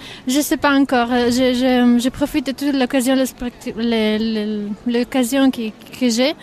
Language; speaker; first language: French; non-native, fluent; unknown